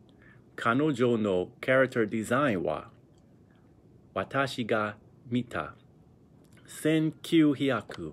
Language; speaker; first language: Japanese; non-native, learner; English